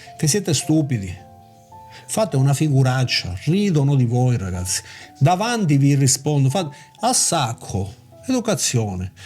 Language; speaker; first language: Italian; native; Italian